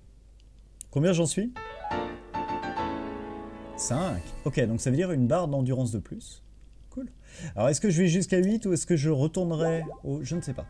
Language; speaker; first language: French; native; French